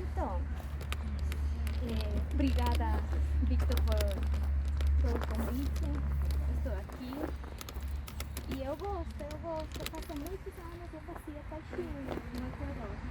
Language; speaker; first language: Portuguese; non-native, fluent; Spanish